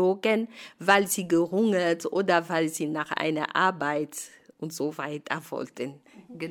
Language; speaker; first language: German; non-native, fluent; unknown